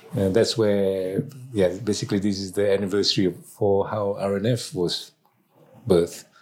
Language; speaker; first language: English; non-native, local second language; Malay